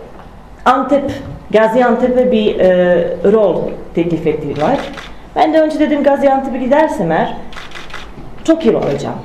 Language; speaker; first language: Turkish; non-native, fluent; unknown